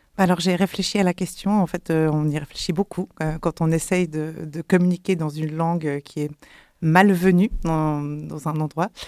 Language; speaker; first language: French; non-native, local second language; German